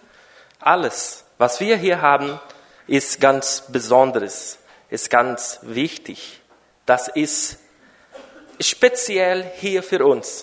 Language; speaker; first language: German; non-native, learner; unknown